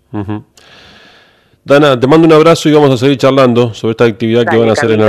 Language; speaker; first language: Spanish; native; Spanish